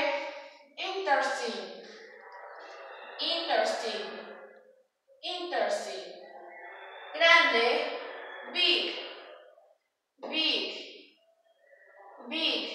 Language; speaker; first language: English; non-native, fluent; Spanish